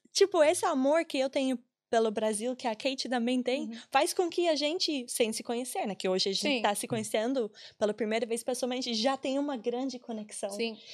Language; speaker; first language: Portuguese; non-native, fluent; English